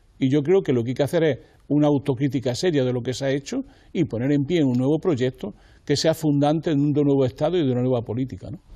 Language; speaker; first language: Spanish; native; Spanish